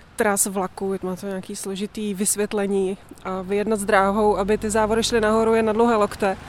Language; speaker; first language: Czech; native; Czech